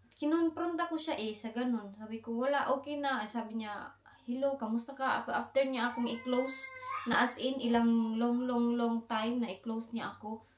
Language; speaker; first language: Filipino; non-native, local second language; Cebuano